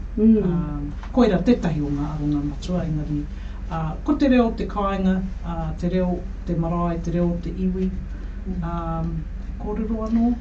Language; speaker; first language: Māori; non-native, local second language; English